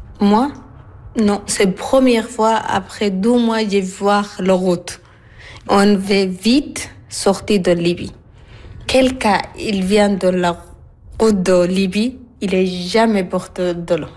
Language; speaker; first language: French; non-native, learner; Arabic